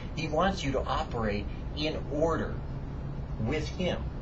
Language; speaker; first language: English; native; English